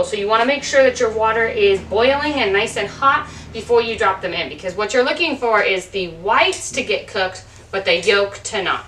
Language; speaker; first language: English; native; English